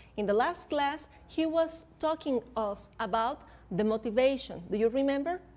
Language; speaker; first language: English; non-native, fluent; Spanish